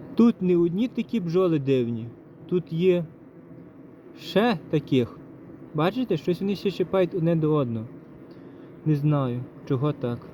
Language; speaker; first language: Ukrainian; native; Ukrainian